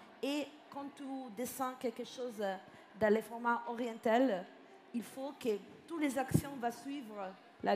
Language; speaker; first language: French; non-native, fluent; Italian